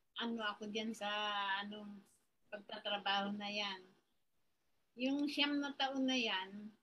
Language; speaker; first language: Filipino; native; Filipino